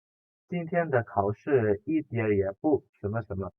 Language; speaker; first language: Chinese; non-native, fluent; Indonesian